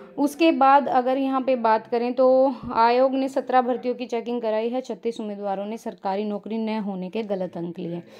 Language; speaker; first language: Hindi; native; Hindi